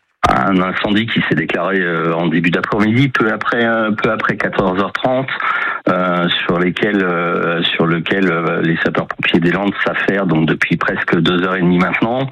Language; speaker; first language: French; native; French